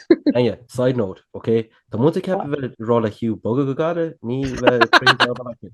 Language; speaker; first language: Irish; native; Irish